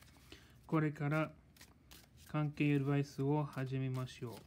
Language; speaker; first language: Japanese; non-native, learner; English